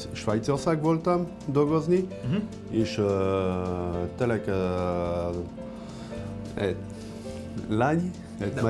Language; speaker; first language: Hungarian; non-native, learner; French